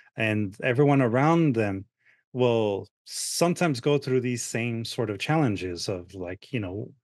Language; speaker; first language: English; early bilingual, other home language; Spanish